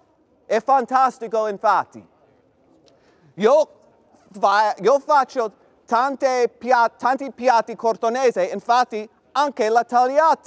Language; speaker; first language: Italian; non-native, learner; English